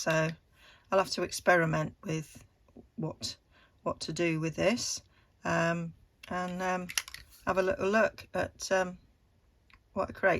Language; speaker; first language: English; native; English